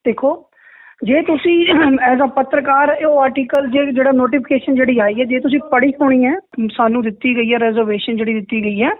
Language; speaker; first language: Punjabi; native; Punjabi